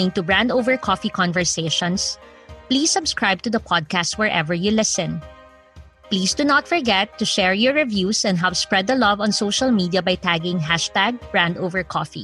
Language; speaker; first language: English; non-native, local second language; Filipino